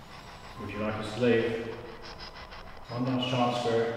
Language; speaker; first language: English; native; English